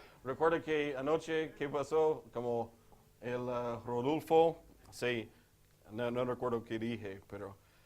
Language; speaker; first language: Spanish; non-native, fluent; English